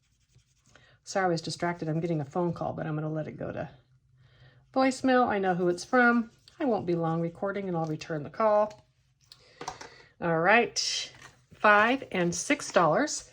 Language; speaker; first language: English; native; English